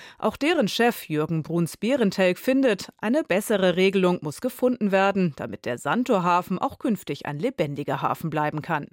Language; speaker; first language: German; native; German